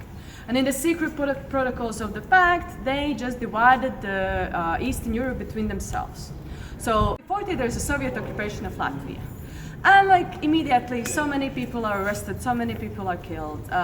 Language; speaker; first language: English; non-native, fluent; Latvian